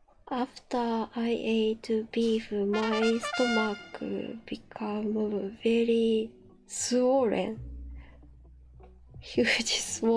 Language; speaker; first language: English; non-native, learner; Japanese